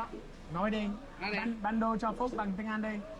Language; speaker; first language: Vietnamese; non-native, fluent; English